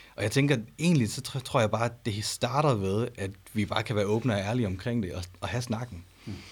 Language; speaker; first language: Danish; native; Danish